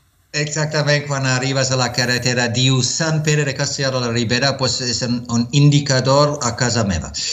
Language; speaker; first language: Catalan; non-native, fluent; German